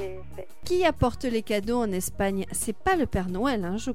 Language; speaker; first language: French; native; French